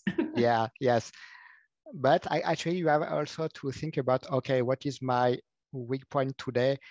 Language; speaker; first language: English; non-native, fluent; French